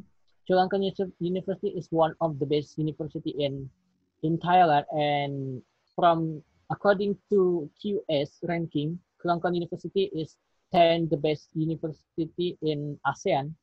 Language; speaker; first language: English; non-native, learner; Indonesian